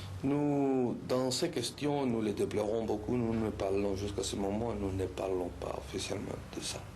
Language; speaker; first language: French; non-native, fluent; Spanish